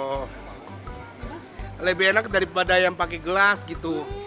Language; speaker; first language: Indonesian; non-native, fluent; Japanese